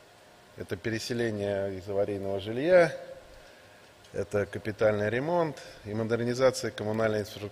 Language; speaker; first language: Russian; native; Russian